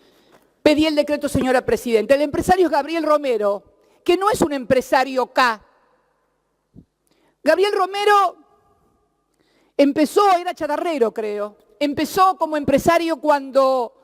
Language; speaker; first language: Spanish; native; Spanish